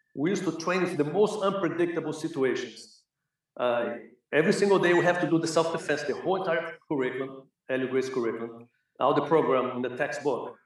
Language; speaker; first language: English; non-native, fluent; Portuguese